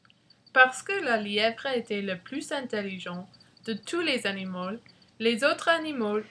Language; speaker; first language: French; non-native, learner; English